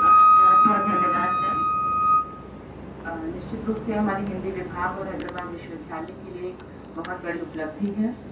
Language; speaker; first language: Hindi; native; Hindi